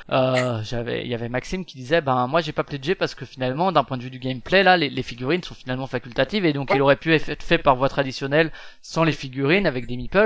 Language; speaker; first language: French; native; French